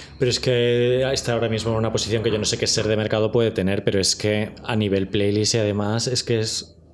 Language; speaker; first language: Spanish; native; Spanish